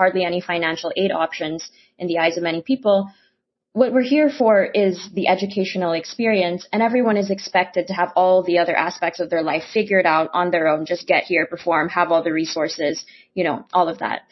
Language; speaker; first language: English; non-native, local second language; Filipino